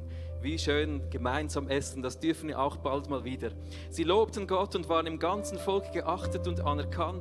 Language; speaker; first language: German; native; German